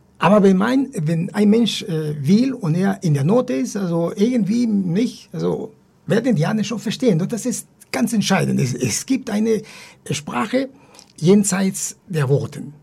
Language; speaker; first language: German; non-native, fluent; Spanish